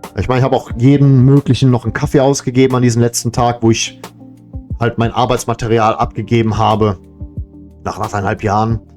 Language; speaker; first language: German; early bilingual, other home language; Serbian